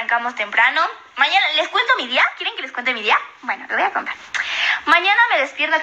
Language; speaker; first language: Spanish; native; Spanish